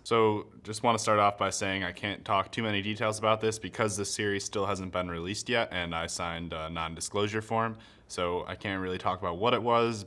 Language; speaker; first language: English; native; English